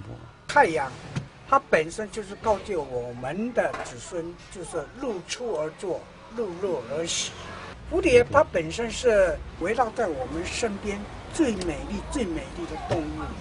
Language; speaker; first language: Chinese; native; Chinese